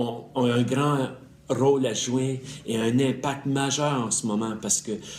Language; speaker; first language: French; native; French